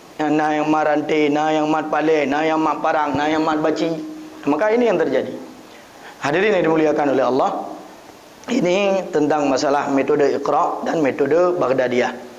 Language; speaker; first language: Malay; non-native, local second language; Achinese